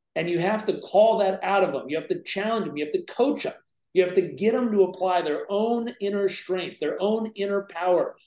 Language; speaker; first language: English; native; English